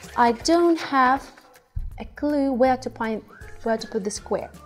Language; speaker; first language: English; non-native, fluent; Russian